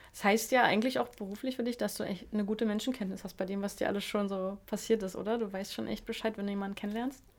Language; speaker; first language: German; native; German